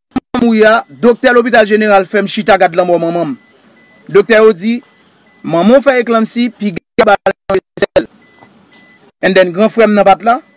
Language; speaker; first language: Haitian Creole; native; Haitian Creole